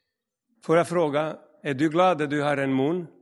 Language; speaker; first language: Swedish; non-native, fluent; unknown